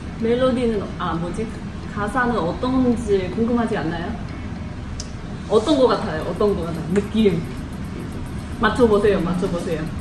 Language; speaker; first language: Korean; non-native, fluent; Vietnamese